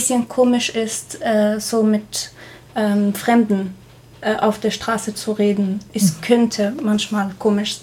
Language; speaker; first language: German; non-native, fluent; Arabic